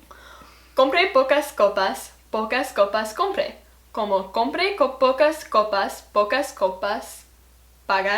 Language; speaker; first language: Spanish; non-native, learner; English